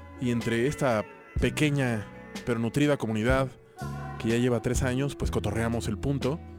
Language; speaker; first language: Spanish; native; Spanish